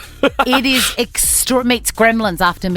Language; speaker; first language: English; native; English